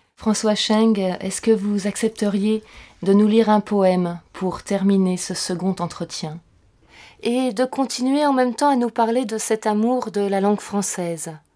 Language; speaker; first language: French; native; French